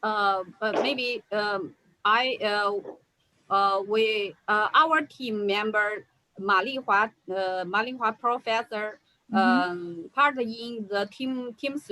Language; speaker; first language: English; non-native, learner; Chinese